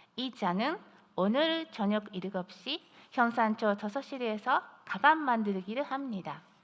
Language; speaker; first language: Korean; non-native, fluent; Japanese